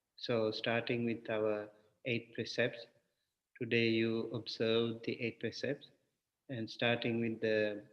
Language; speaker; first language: English; non-native, local second language; Sinhala